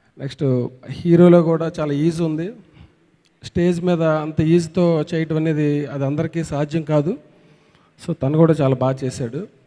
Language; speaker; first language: Telugu; native; Telugu